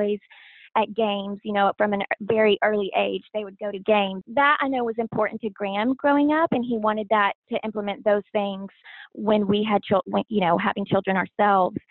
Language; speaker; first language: English; native; English